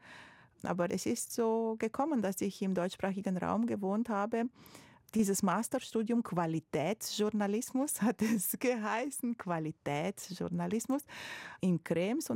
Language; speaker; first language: German; non-native, fluent; Romanian